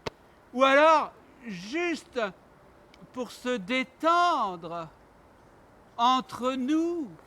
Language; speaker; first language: French; non-native, learner; Armenian